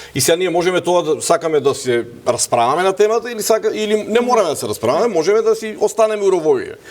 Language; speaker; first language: Macedonian; native; Macedonian